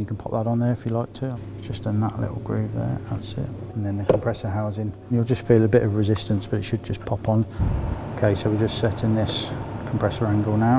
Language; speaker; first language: English; native; English